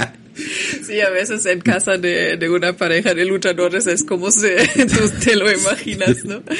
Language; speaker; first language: Spanish; non-native, fluent; German